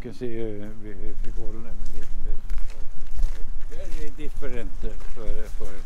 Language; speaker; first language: English; non-native, learner; Norwegian